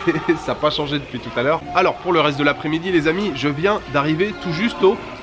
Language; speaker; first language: French; native; French